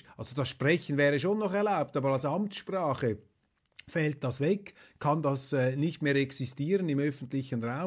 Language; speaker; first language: German; native; German